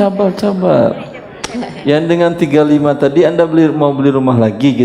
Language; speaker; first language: Indonesian; native; Indonesian